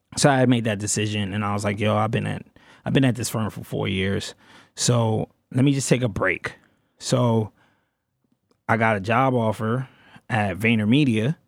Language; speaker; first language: English; native; English